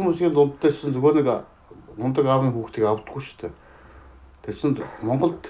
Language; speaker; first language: Mongolian; native; Mongolian